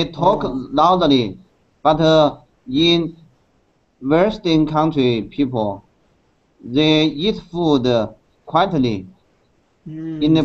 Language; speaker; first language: English; non-native, learner; Chinese